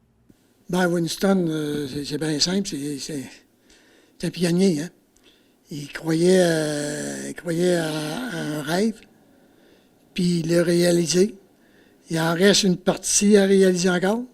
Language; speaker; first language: French; native; French